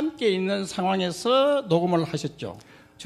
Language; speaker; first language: Korean; native; Korean